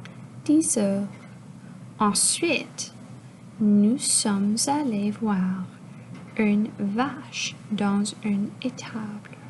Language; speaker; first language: French; non-native, local second language; English